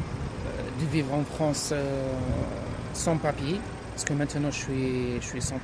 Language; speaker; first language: French; non-native, local second language; Arabic